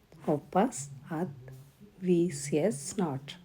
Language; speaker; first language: Swedish; non-native, learner; Urdu